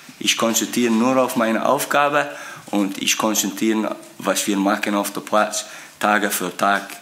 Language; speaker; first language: German; non-native, fluent; English